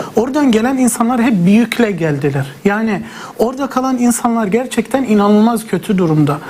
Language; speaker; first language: Turkish; non-native, fluent; Arabic